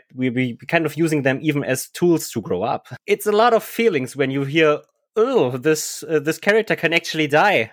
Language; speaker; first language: English; non-native, fluent; German